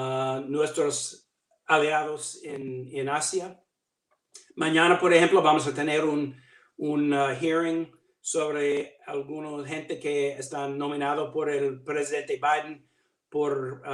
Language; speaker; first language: Spanish; non-native, fluent; English